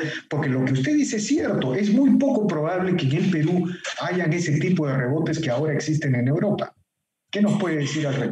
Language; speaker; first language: Spanish; native; Spanish